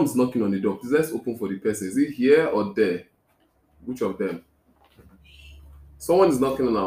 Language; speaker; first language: English; non-native, local second language; Igbo